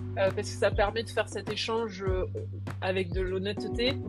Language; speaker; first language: French; native; French